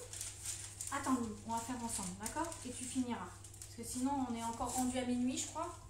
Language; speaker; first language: French; native; French